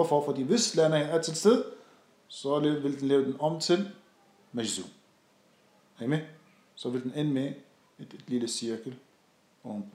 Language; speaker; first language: Danish; non-native, fluent; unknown